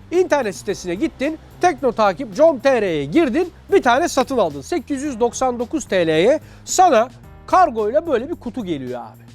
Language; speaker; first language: Turkish; native; Turkish